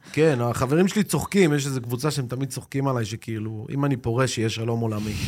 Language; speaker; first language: Hebrew; native; Hebrew